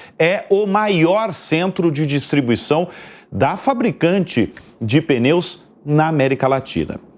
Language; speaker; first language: Portuguese; native; Portuguese